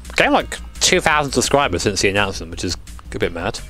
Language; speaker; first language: English; native; English